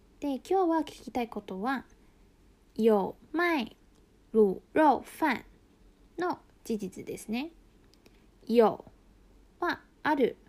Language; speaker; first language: Japanese; non-native, local second language; Chinese